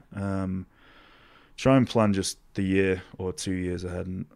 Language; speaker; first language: English; native; English